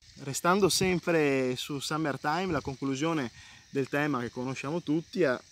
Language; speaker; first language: Italian; native; Italian